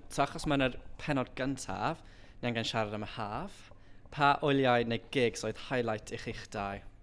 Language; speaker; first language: Welsh; non-native, local second language; English